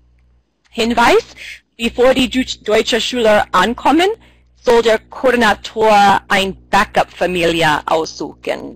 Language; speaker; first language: German; non-native, fluent; English